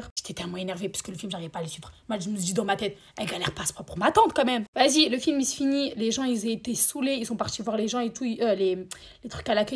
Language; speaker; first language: French; native; French